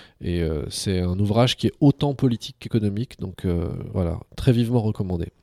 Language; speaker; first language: French; early bilingual, other home language; Arabic